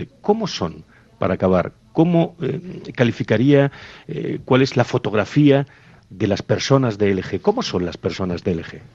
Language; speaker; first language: Spanish; native; Spanish